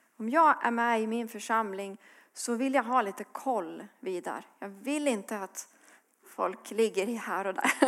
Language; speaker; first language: Swedish; native; Swedish